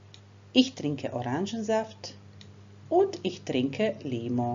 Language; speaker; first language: German; non-native, fluent; Croatian